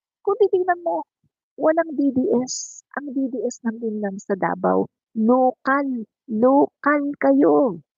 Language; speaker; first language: Filipino; non-native, local second language; Cebuano